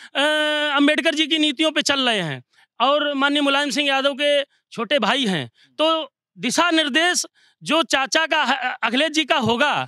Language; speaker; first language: Hindi; native; Hindi